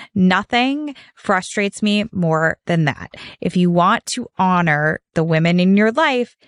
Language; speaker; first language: English; native; English